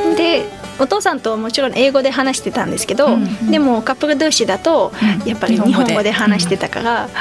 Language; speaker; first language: Japanese; non-native, fluent; Uzbek